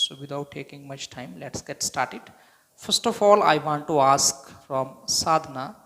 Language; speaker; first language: English; non-native, local second language; Hindi